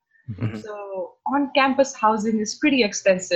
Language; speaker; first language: English; non-native, local second language; Nepali